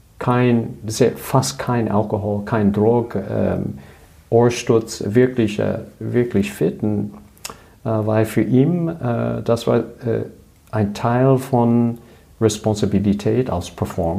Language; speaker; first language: German; non-native, learner; English